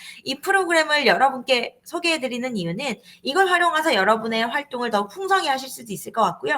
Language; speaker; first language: Korean; native; Korean